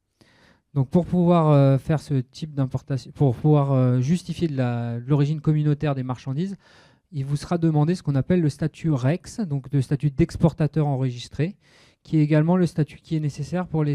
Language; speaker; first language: French; native; French